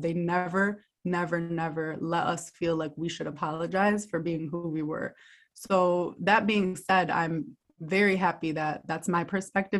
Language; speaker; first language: English; native; English